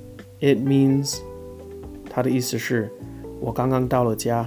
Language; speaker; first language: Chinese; non-native, fluent; English